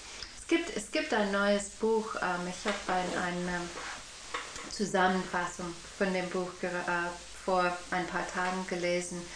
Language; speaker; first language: German; non-native, fluent; English